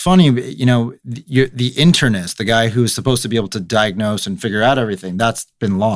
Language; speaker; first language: English; native; English